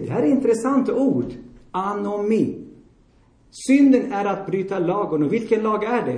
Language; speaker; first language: Swedish; non-native, fluent; Armenian